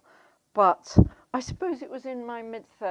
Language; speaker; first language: English; native; English